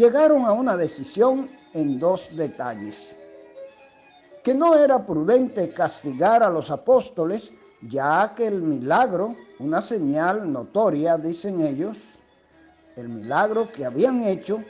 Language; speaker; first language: Spanish; native; Spanish